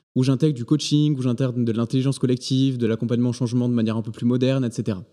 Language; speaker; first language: French; native; French